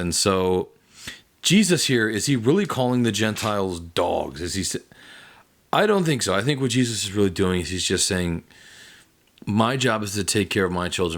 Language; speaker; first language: English; native; English